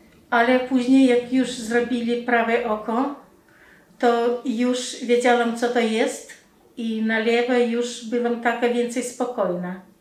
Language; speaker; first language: Polish; non-native, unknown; Russian